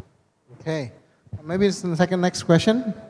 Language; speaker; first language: English; non-native, fluent; Indonesian